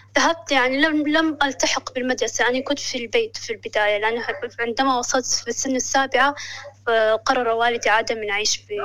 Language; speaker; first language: Arabic; non-native, local second language; Somali